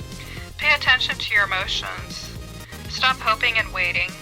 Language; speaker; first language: English; native; English